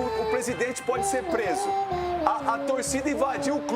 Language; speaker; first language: Portuguese; native; Portuguese